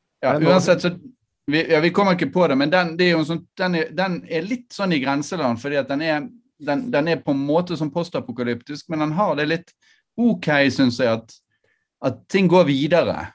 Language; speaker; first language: Norwegian; native; Norwegian